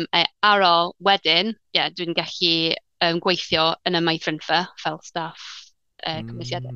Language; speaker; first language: Welsh; non-native, learner; English